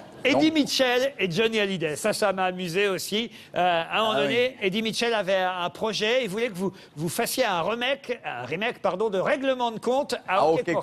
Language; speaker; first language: French; native; French